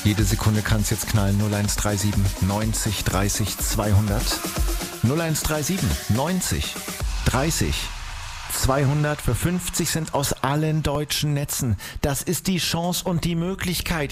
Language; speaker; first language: German; native; German